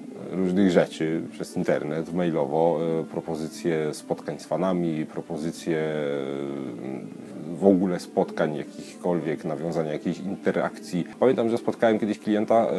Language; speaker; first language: Polish; native; Polish